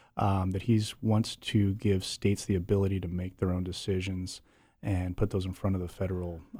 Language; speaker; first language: English; early bilingual, other home language; Spanish